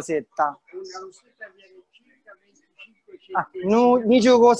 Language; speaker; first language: Japanese; non-native, fluent; Italian